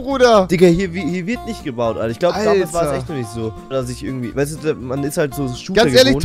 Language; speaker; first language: German; native; German